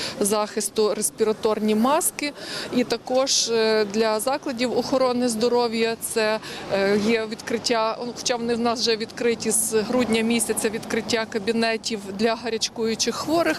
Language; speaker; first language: Ukrainian; native; Ukrainian